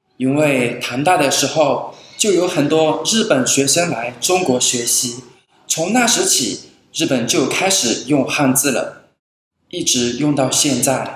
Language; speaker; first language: Chinese; native; Chinese